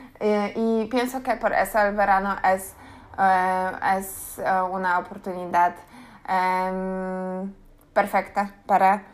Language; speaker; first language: Spanish; non-native, learner; Polish